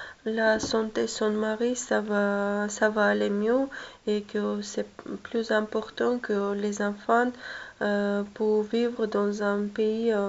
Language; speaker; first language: French; non-native, learner; Russian